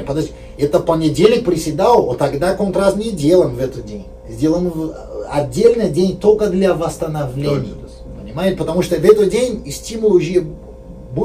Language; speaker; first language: Russian; non-native, learner; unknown